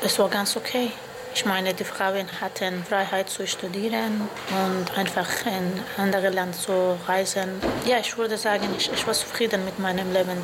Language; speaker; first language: German; non-native, fluent; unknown